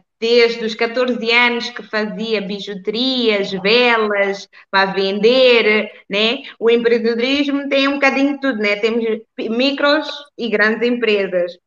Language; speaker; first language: Portuguese; native; Portuguese